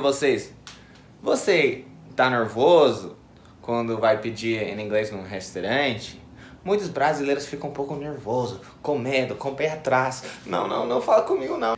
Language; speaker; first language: Portuguese; non-native, fluent; English